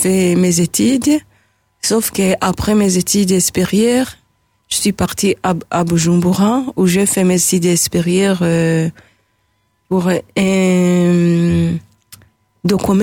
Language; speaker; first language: French; non-native, local second language; Rundi